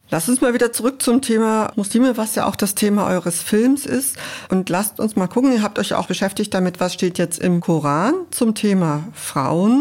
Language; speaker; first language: German; native; German